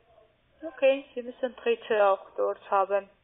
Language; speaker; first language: German; non-native, learner; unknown